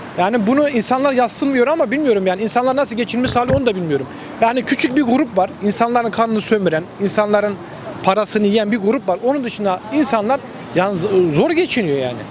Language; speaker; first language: Turkish; native; Turkish